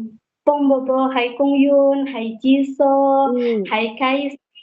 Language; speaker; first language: Chinese; non-native, learner; Indonesian